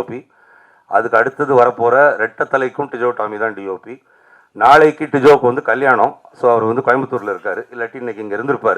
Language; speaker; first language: Tamil; native; Tamil